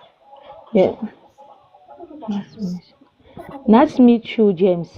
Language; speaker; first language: English; non-native, learner; French